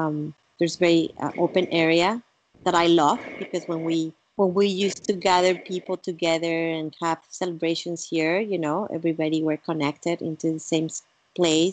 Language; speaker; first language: English; non-native, fluent; Spanish